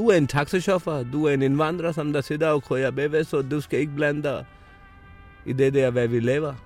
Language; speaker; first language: Danish; non-native, fluent; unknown